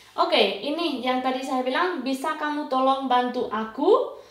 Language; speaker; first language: Indonesian; non-native, fluent; Spanish